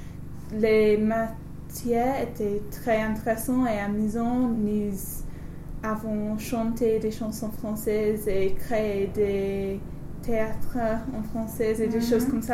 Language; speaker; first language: French; non-native, learner; English